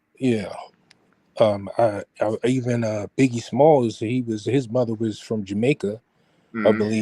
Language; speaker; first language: English; native; English